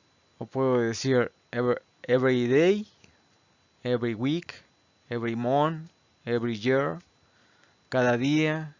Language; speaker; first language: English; non-native, fluent; Spanish